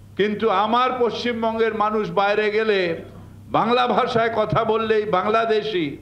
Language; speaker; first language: Bangla; native; Bangla